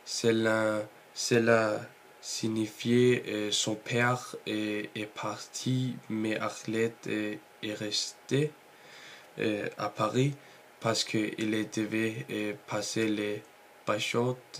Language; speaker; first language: French; non-native, learner; Norwegian